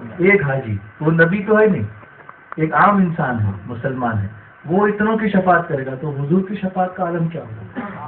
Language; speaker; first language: Urdu; native; Urdu